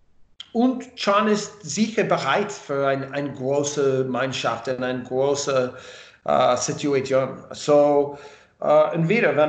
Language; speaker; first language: German; non-native, learner; English